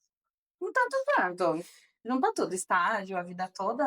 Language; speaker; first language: Portuguese; native; Portuguese